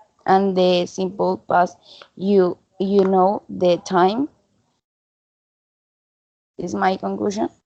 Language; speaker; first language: English; non-native, learner; Spanish